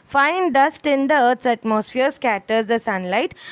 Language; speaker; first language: English; non-native, local second language; Malayalam